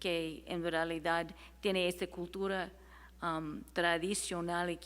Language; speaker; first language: Spanish; non-native, fluent; English